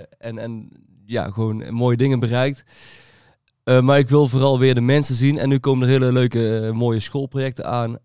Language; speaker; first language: Dutch; native; Dutch